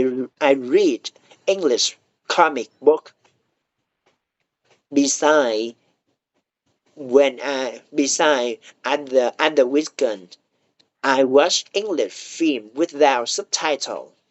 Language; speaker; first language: English; non-native, learner; Vietnamese